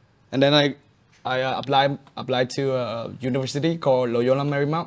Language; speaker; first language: English; non-native, fluent; Vietnamese